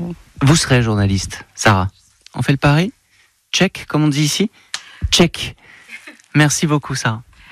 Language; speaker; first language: French; native; French